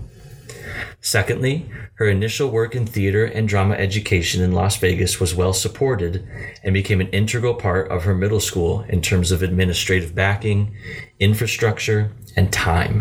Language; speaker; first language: English; native; English